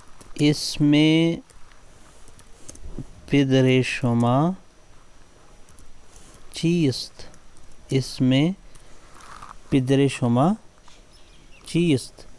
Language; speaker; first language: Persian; non-native, fluent; Urdu